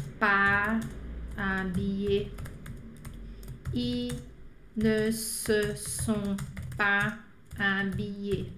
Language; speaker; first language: French; non-native, fluent; Portuguese